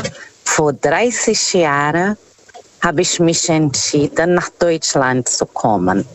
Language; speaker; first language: German; non-native, learner; Portuguese